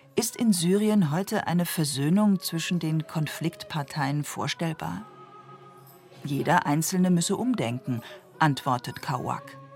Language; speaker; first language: German; native; German